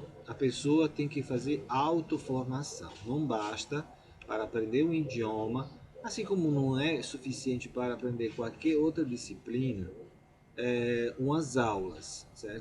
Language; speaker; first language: Portuguese; non-native, fluent; Italian